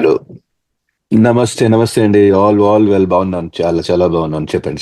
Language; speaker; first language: Telugu; non-native, fluent; Hindi